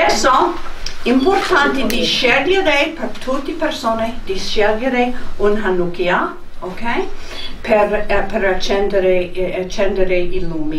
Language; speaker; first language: Italian; non-native, fluent; English